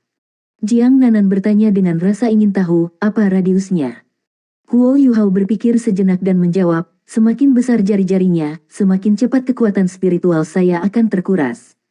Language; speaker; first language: Indonesian; native; Indonesian